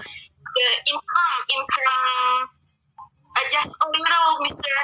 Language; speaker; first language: English; non-native, learner; Indonesian